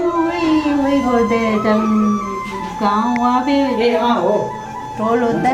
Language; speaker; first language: Hindi; early bilingual, other home language; Nepali